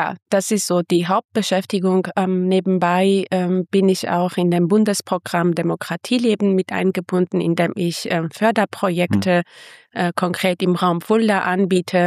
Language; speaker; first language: German; non-native, fluent; Armenian